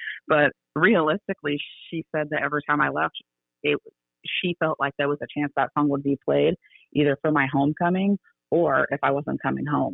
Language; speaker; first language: English; native; English